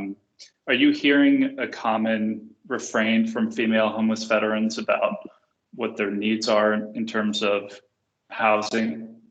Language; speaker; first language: English; native; English